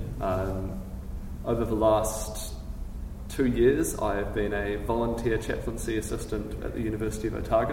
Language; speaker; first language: English; native; English